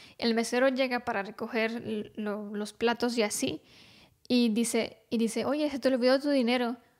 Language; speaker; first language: Spanish; non-native, fluent; Romanian